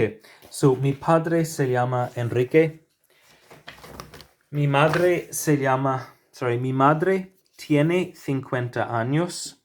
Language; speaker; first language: Spanish; non-native, fluent; English